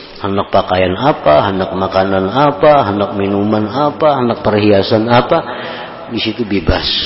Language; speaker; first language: Indonesian; non-native, local second language; Banjar